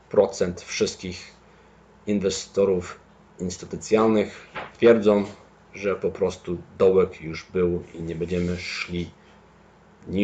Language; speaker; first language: Polish; early bilingual, heritage; Polish